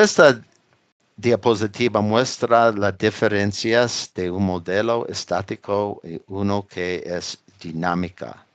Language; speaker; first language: Spanish; non-native, fluent; English